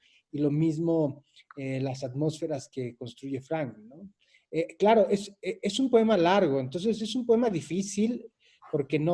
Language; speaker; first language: Spanish; native; Spanish